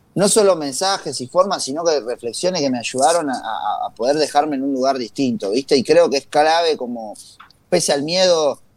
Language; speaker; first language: Spanish; native; Spanish